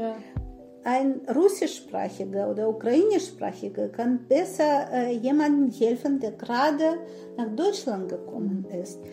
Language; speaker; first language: German; non-native, fluent; Russian